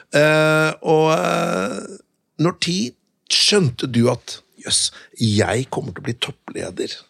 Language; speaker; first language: Norwegian; native; Norwegian